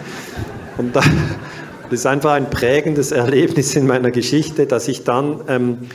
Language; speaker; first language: German; native; German